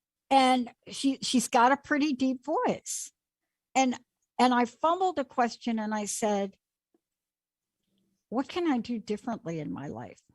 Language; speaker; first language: English; native; English